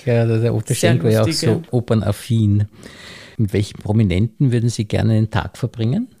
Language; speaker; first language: German; native; German